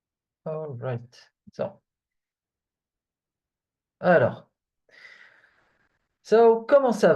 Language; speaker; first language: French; non-native, fluent; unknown